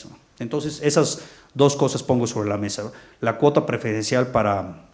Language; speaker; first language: Spanish; native; Spanish